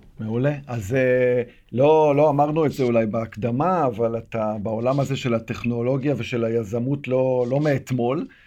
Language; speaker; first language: Hebrew; native; Hebrew